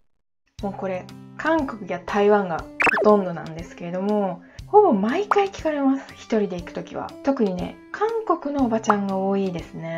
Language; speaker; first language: Japanese; native; Japanese